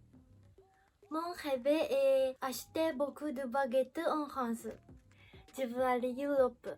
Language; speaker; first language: French; non-native, learner; Japanese